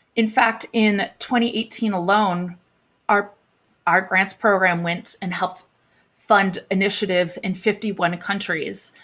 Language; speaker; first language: English; native; English